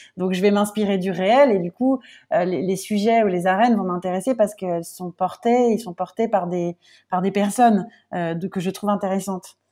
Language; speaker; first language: French; native; French